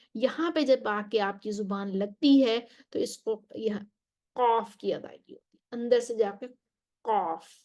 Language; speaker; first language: Urdu; native; Urdu